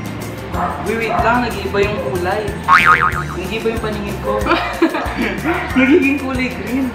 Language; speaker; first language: Filipino; native; Filipino